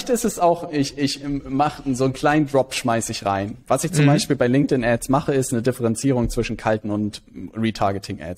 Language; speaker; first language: German; native; German